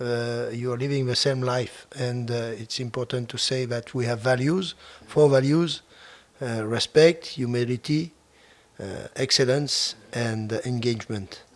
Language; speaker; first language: English; non-native, fluent; French